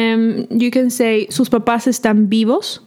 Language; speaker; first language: Spanish; early bilingual, heritage; English